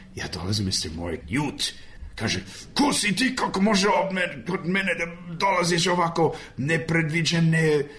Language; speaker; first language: Serbian; early bilingual, heritage; Serbian